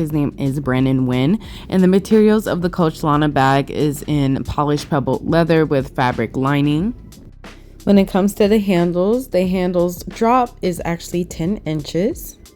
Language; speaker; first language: English; native; English